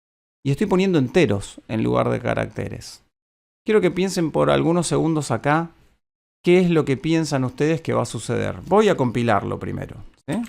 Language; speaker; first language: Spanish; native; Spanish